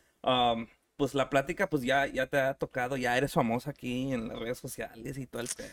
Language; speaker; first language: Spanish; native; Spanish